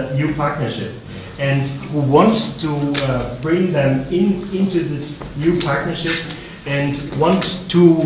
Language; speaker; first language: English; non-native, fluent; German